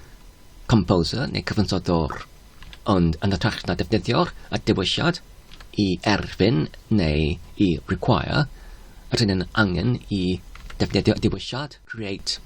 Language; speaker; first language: Welsh; non-native, learner; Polish